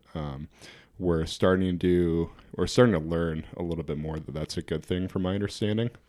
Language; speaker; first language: English; native; English